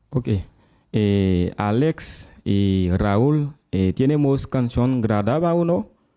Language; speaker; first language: Spanish; non-native, learner; Haitian Creole